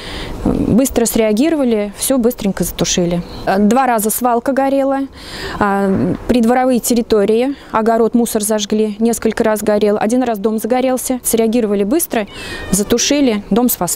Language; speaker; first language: Russian; native; Russian